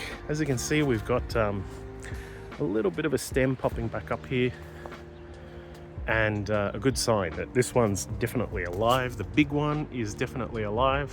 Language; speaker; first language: English; native; English